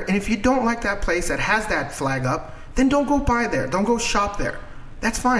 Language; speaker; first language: English; non-native, fluent; Spanish